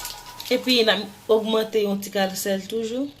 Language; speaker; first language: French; non-native, local second language; Haitian Creole